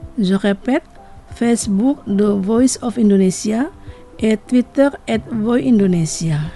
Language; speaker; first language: French; non-native, fluent; Indonesian